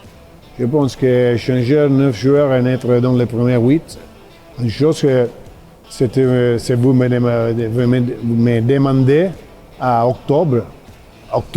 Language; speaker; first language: French; non-native, fluent; Italian